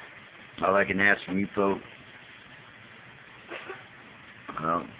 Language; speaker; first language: English; native; English